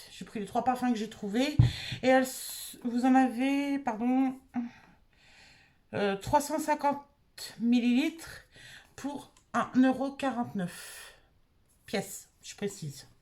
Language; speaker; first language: French; native; French